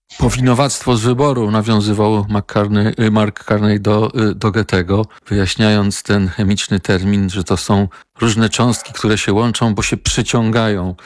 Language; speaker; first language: Polish; native; Polish